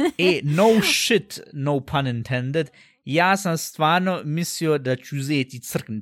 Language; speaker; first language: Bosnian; early bilingual, heritage; Bosnian